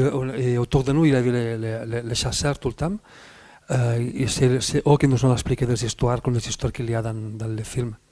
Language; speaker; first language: French; non-native, fluent; Spanish